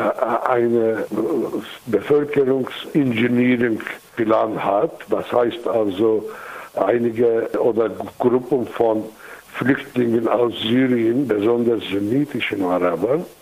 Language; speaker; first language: German; non-native, fluent; Kurdish